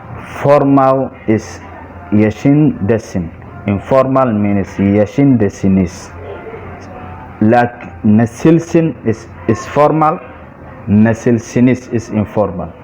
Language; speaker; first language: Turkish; non-native, learner; Somali